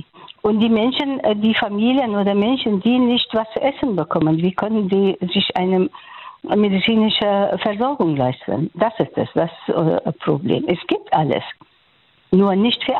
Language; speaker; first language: German; non-native, fluent; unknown